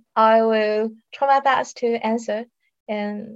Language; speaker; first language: English; non-native, fluent; Chinese